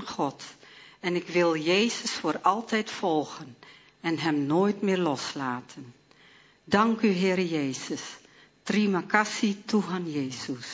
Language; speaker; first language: Dutch; early bilingual, other home language; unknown